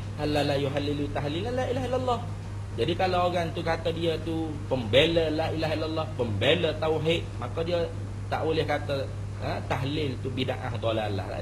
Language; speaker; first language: Malay; native; Malay